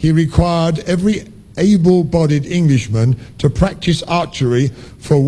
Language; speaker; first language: English; native; English